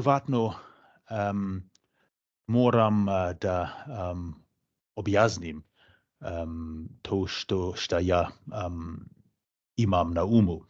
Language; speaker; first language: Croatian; non-native, fluent; English